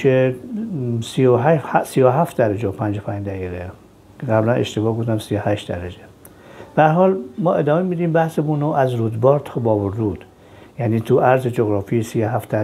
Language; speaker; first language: Persian; native; Persian